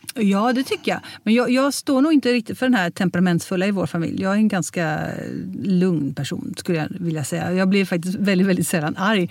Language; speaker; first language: Swedish; early bilingual, heritage; Swedish